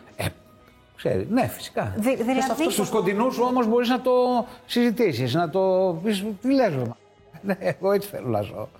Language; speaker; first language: Greek; native; Greek